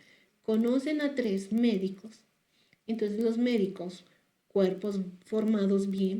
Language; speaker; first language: Spanish; native; Spanish